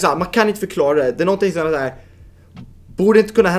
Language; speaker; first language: Swedish; native; Swedish